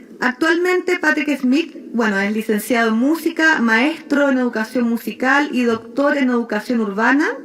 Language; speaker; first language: Spanish; native; Spanish